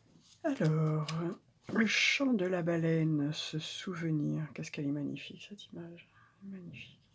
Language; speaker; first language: French; native; French